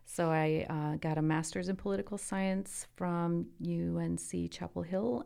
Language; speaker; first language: English; early bilingual, other home language; Italian